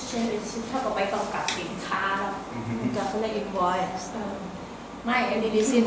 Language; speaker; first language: Thai; native; Thai